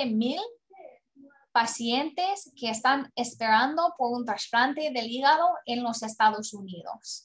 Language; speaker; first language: Spanish; non-native, learner; English